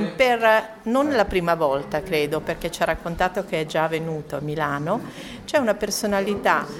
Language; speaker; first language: Italian; native; Italian